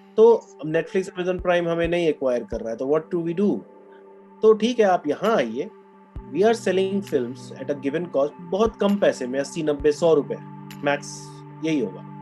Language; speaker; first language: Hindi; non-native, local second language; Bhojpuri